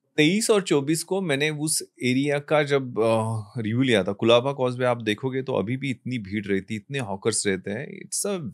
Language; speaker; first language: Hindi; non-native, local second language; Marathi